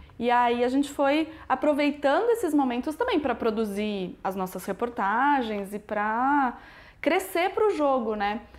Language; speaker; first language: Portuguese; native; Portuguese